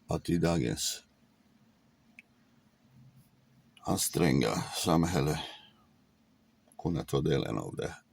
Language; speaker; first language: Swedish; non-native, fluent; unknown